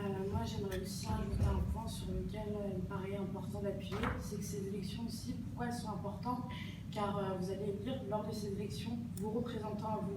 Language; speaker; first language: French; native; French